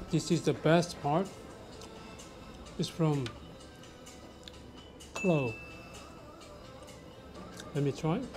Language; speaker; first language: English; non-native, learner; Korean